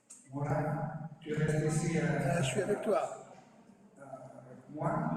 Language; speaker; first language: French; non-native, fluent; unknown